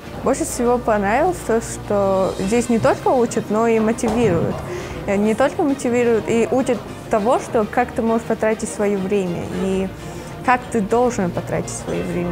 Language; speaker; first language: Russian; non-native, local second language; Uzbek